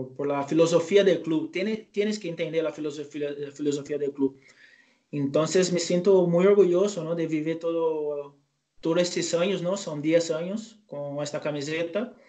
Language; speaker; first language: Spanish; non-native, fluent; Portuguese